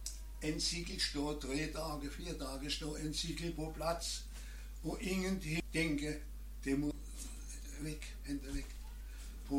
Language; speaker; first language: Norwegian; non-native, learner; German